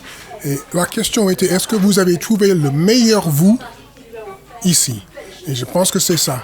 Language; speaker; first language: French; non-native, fluent; English